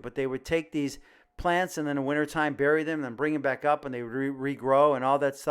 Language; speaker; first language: English; native; English